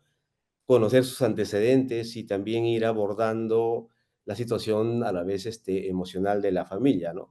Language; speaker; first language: Spanish; native; Spanish